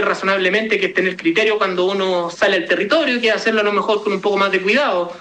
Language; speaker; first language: Spanish; native; Spanish